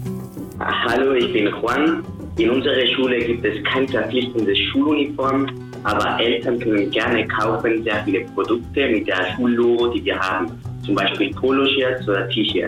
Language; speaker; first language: German; non-native, fluent; Spanish